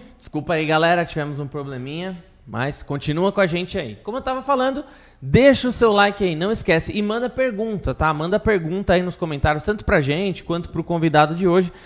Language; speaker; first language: Portuguese; native; Portuguese